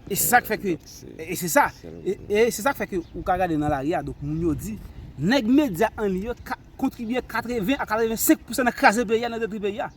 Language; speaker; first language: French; non-native, learner; Haitian Creole